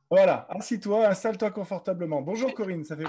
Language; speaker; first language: French; native; French